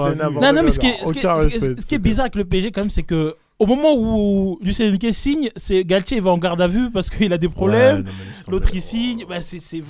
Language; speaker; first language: French; native; French